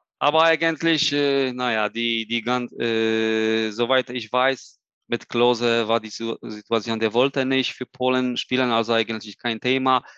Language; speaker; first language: German; non-native, fluent; Polish